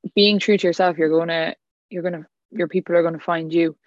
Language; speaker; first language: English; native; English